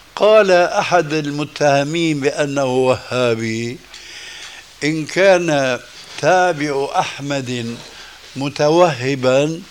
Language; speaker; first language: Arabic; early bilingual, other home language; Albanian